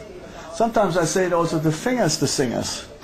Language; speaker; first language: English; non-native, fluent; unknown